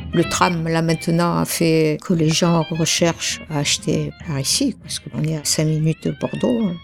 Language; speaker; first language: French; native; French